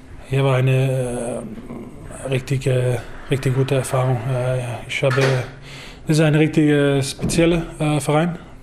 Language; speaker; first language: German; non-native, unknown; Danish